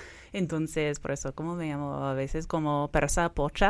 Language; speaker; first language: Spanish; non-native, fluent; English